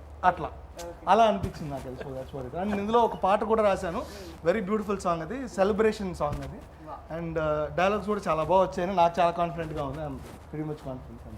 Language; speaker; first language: Telugu; native; Telugu